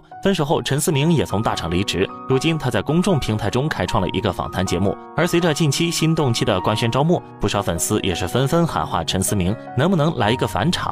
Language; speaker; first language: Chinese; native; Chinese